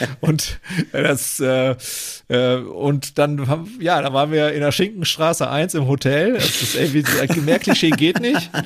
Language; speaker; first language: German; early bilingual, other home language; Turkish